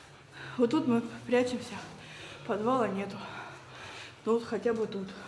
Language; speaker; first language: Russian; native; Russian